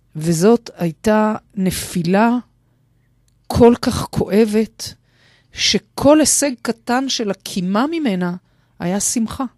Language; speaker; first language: Hebrew; native; Hebrew